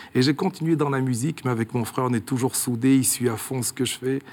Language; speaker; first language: French; early bilingual, other home language; Kabuverdianu